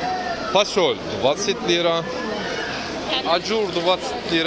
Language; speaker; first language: Russian; non-native, learner; Turkish